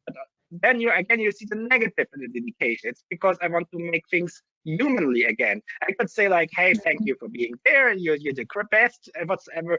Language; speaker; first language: English; non-native, fluent; German